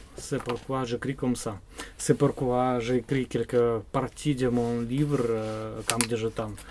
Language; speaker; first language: French; non-native, learner; Russian